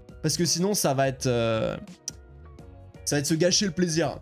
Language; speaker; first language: French; native; French